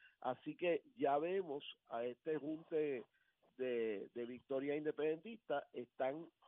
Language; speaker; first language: Spanish; native; Spanish